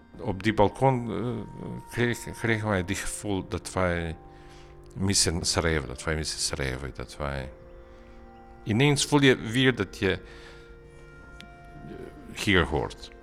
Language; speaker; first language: Dutch; non-native, learner; Bosnian